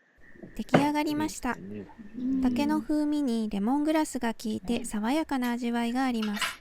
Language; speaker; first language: Japanese; native; Japanese